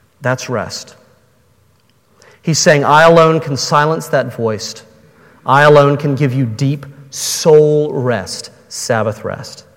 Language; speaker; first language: English; native; English